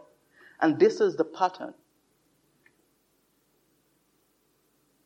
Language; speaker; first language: English; non-native, local second language; Yoruba